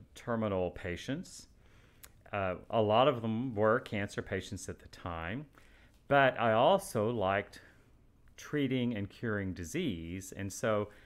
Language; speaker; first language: English; native; English